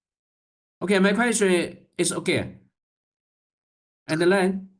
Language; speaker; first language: English; non-native, learner; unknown